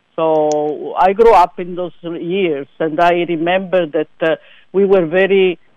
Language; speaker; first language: English; non-native, fluent; Italian